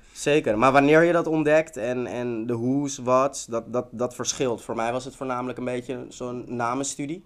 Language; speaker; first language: Dutch; early bilingual, other home language; Tigrinya